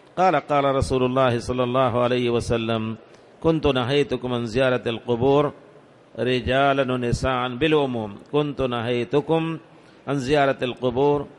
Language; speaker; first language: Arabic; non-native, fluent; Urdu